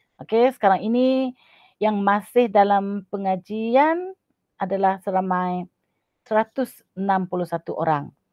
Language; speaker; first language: Malay; non-native, local second language; Iban